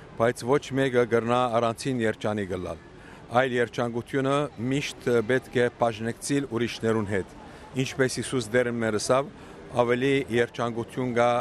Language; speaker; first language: Armenian; early bilingual, heritage; Armenian